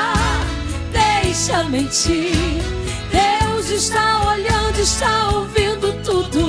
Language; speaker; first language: Portuguese; native; Portuguese